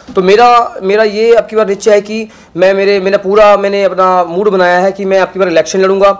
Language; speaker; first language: Hindi; native; Hindi